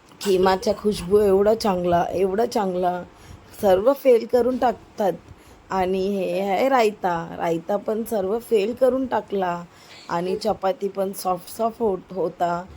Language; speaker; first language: Marathi; non-native, local second language; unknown